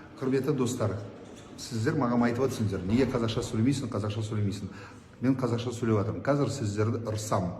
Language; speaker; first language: Kazakh; non-native, local second language; Russian